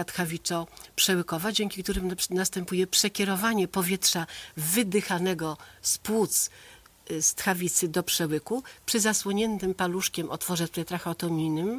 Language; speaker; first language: Polish; native; Polish